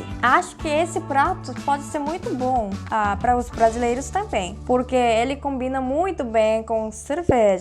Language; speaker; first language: Portuguese; non-native, fluent; Korean